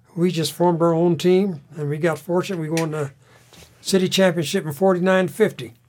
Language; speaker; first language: English; native; English